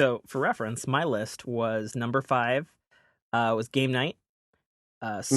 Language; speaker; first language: English; native; English